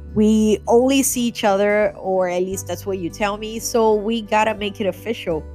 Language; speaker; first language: English; non-native, fluent; Portuguese